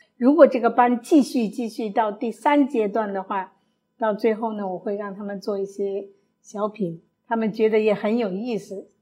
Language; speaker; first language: Chinese; early bilingual, other home language; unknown